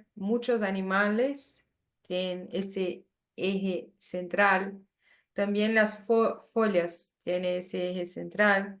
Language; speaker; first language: Spanish; non-native, learner; Portuguese